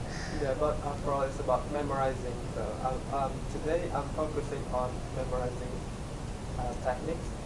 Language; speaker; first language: English; non-native, fluent; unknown